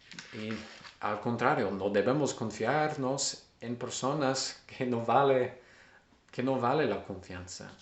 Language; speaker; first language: Spanish; non-native, learner; English